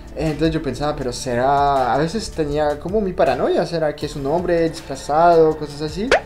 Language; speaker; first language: Spanish; non-native, fluent; French